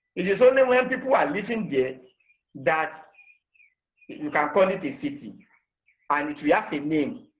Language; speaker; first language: English; non-native, local second language; Yoruba